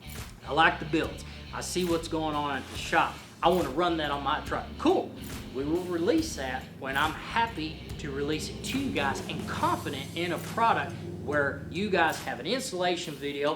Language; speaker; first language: English; native; English